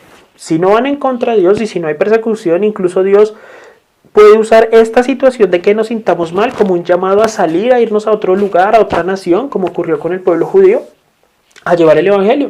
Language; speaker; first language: Spanish; native; Spanish